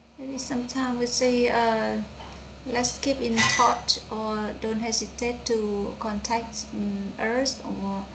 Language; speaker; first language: English; non-native, learner; Vietnamese